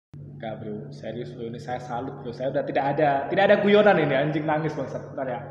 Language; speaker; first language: Indonesian; native; Indonesian